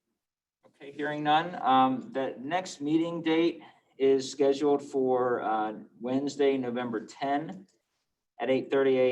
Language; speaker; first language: English; native; English